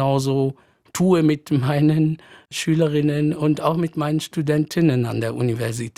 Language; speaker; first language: German; non-native, fluent; Arabic